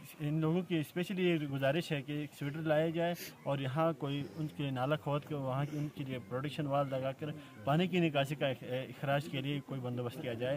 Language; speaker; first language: Urdu; non-native, local second language; Shina